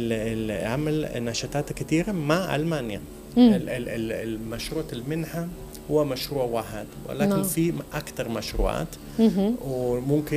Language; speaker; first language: Arabic; non-native, fluent; Italian